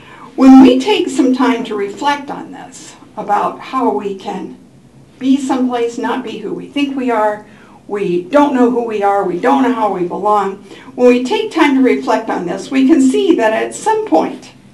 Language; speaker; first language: English; native; English